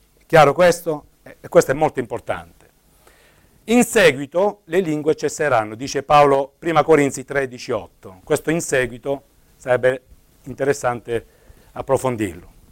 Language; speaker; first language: Italian; native; Italian